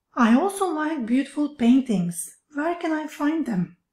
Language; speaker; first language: English; non-native, fluent; Turkish